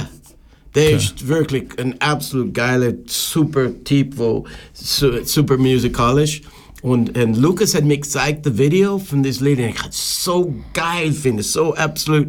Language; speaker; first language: German; non-native, learner; English